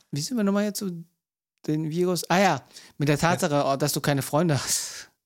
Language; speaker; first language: German; early bilingual, other home language; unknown